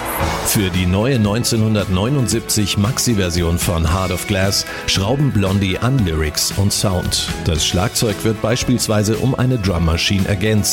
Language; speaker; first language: German; native; German